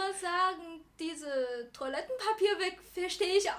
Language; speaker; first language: German; non-native, learner; Chinese